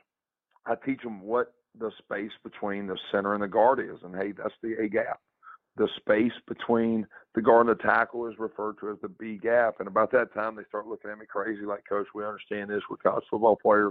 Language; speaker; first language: English; native; English